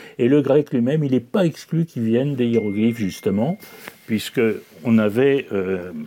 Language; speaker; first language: French; native; French